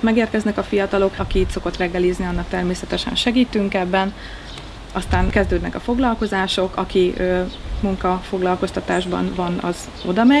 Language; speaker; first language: Hungarian; native; Hungarian